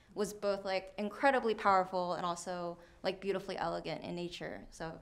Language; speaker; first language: English; native; English